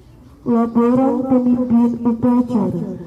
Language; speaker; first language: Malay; non-native, local second language; Javanese